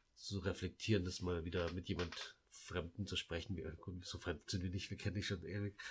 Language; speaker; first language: German; early bilingual, other home language; Lao